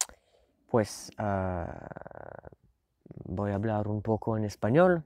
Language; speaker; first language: Spanish; non-native, learner; French